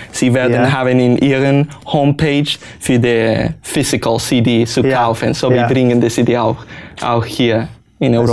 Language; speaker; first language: German; non-native, learner; Spanish